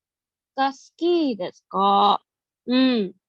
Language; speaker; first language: Japanese; non-native, learner; English